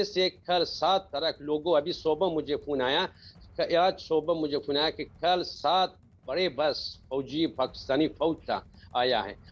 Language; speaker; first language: Hindi; non-native, learner; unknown